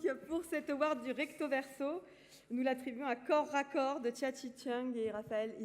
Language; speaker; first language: French; native; French